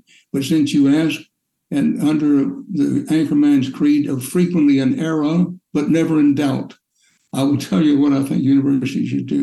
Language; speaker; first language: English; native; English